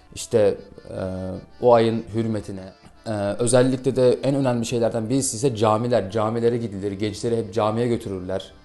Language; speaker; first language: Turkish; non-native, fluent; Russian